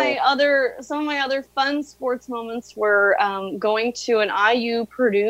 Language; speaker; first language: English; native; English